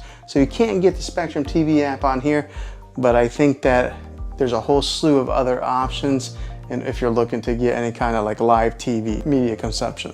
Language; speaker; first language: English; native; English